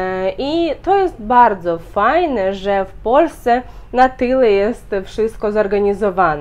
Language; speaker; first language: Polish; non-native, fluent; Ukrainian